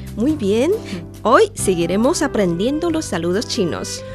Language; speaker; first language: Spanish; non-native, fluent; Chinese